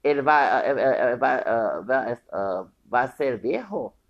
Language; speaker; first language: Spanish; non-native, learner; English